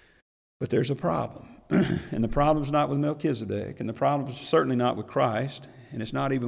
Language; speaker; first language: English; native; English